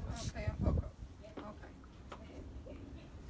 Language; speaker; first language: Spanish; non-native, learner; English